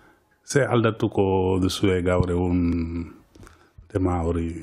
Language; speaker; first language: Basque; non-native, learner; Wolof